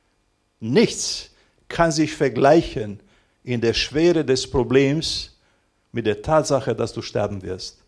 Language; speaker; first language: German; non-native, fluent; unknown